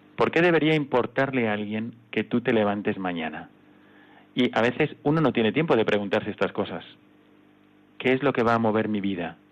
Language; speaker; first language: Spanish; native; Spanish